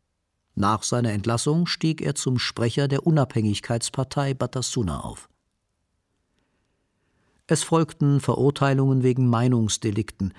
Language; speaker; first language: German; native; German